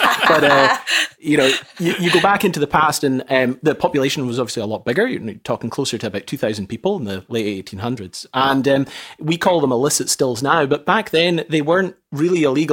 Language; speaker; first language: English; native; English